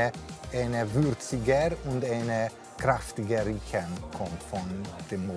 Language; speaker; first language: German; non-native, learner; Hungarian